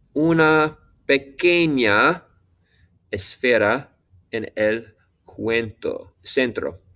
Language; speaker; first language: Spanish; non-native, fluent; English